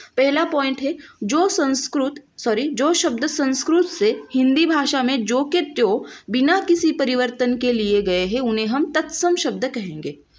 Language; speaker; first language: Hindi; non-native, local second language; Marathi